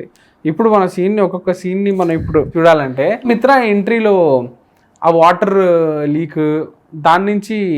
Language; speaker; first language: Telugu; native; Telugu